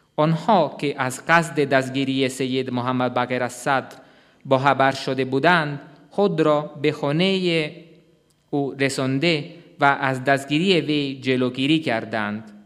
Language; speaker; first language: Persian; non-native, fluent; Italian